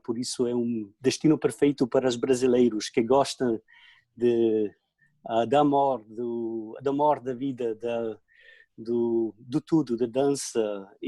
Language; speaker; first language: Portuguese; non-native, fluent; Slovenian